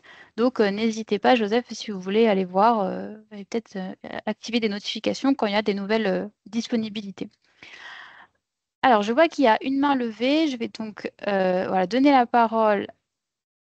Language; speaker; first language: French; native; French